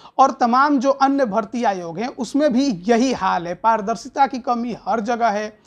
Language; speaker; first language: Hindi; native; Hindi